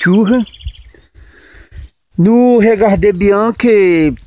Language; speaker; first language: French; non-native, learner; Portuguese